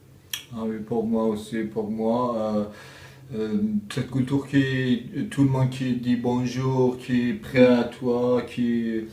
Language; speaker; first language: French; non-native, learner; Persian